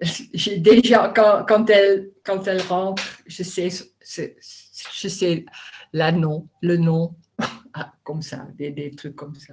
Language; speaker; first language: French; non-native, learner; Dutch